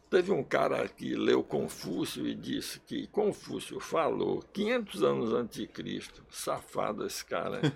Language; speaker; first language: Portuguese; early bilingual, other home language; Russian